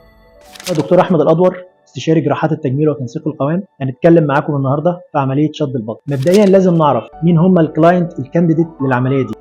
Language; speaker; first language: Arabic; native; Arabic